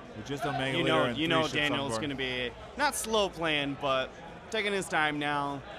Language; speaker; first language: English; native; English